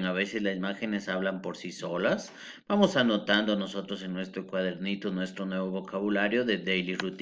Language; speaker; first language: Spanish; native; Spanish